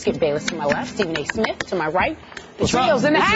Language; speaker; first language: English; native; English